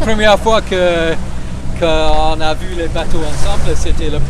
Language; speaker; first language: French; non-native, fluent; English